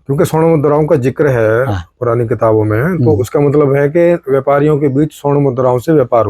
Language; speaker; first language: Hindi; native; Hindi